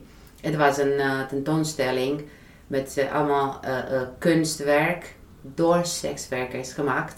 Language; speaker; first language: Dutch; non-native, fluent; Romanian